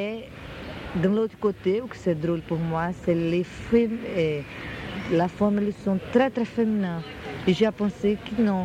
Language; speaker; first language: French; non-native, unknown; Portuguese